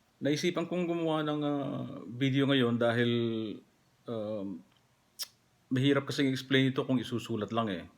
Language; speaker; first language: Filipino; non-native, local second language; Pampanga